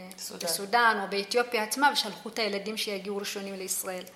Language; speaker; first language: Hebrew; early bilingual, other home language; Amharic